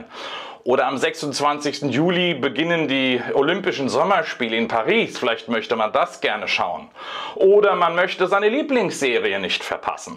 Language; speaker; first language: German; native; German